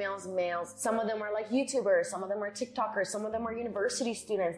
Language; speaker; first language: English; early bilingual, other home language; Persian